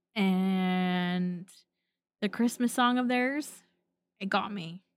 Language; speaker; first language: English; native; English